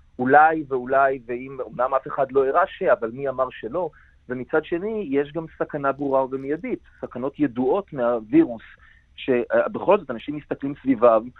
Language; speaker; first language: Hebrew; native; Hebrew